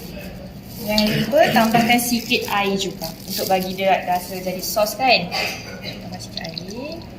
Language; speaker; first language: Malay; native; Malay